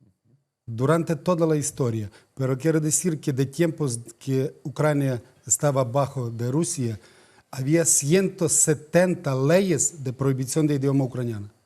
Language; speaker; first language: Spanish; non-native, fluent; Ukrainian